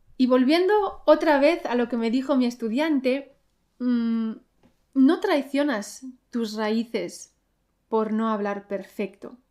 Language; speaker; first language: Spanish; early bilingual, heritage; Spanish